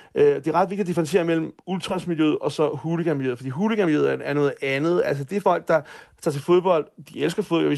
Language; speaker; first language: Danish; native; Danish